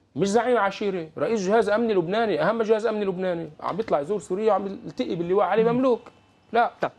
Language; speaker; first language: Arabic; native; Arabic